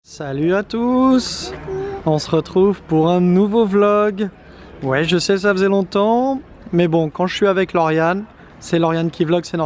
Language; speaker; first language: French; native; French